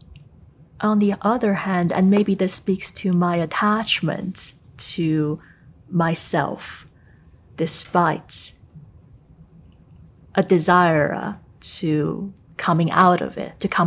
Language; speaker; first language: English; non-native, fluent; Chinese